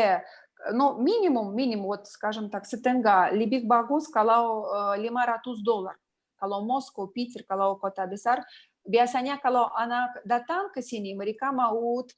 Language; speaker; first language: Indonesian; non-native, learner; Russian